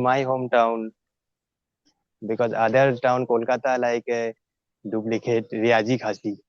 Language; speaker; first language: English; non-native, learner; Bangla